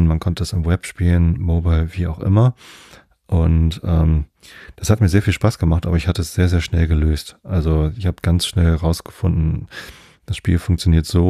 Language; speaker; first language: German; native; German